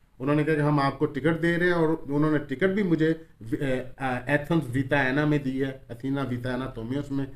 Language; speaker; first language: Urdu; non-native, local second language; Punjabi